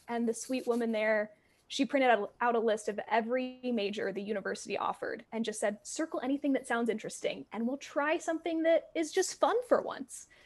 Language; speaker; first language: English; native; English